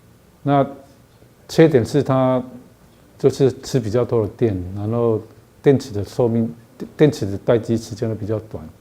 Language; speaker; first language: Chinese; native; Chinese